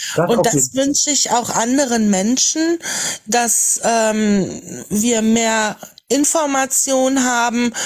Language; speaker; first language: German; native; German